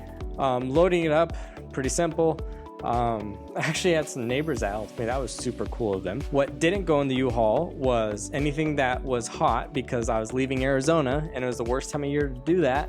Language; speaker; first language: English; native; English